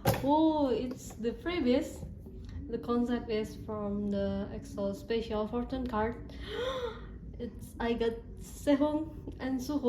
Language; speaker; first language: English; non-native, learner; Indonesian